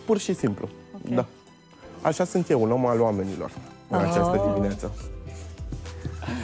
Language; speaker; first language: Romanian; native; Romanian